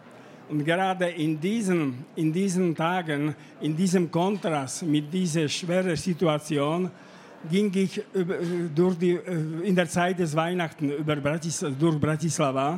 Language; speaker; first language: German; non-native, fluent; Slovak